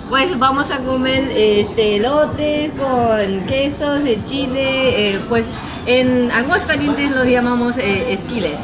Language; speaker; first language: Spanish; non-native, fluent; Japanese